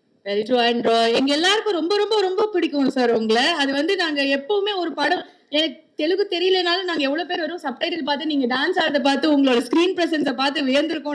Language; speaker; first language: Tamil; native; Tamil